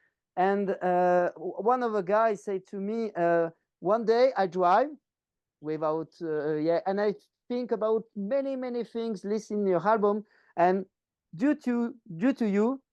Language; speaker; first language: English; non-native, learner; French